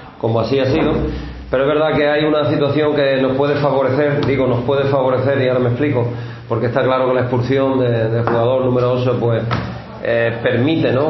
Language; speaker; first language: Spanish; native; Spanish